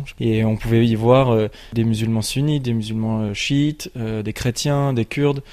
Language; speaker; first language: French; native; French